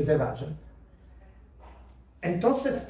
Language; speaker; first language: Spanish; non-native, fluent; Portuguese